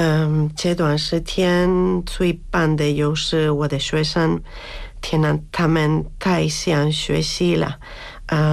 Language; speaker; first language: Chinese; non-native, learner; Spanish